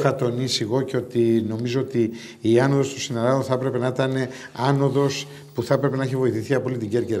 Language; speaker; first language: Greek; native; Greek